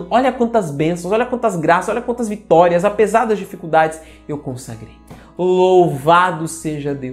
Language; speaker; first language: Portuguese; native; Portuguese